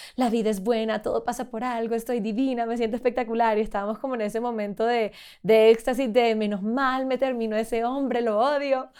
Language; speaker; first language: Spanish; native; Spanish